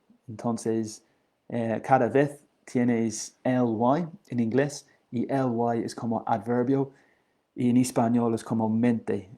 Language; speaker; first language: Spanish; non-native, learner; English